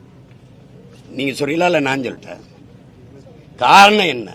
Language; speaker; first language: Tamil; native; Tamil